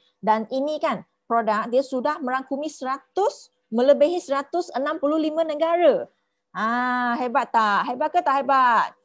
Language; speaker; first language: Malay; non-native, local second language; Chinese